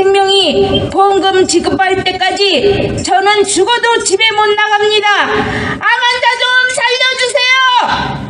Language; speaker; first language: Korean; native; Korean